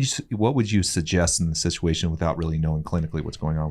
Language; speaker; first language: English; native; English